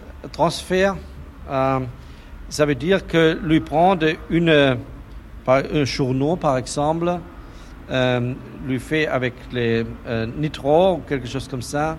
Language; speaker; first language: French; non-native, learner; German